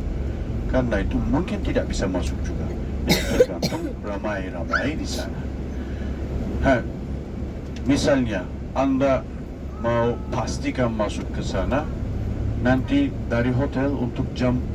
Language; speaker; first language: Indonesian; non-native, fluent; Turkish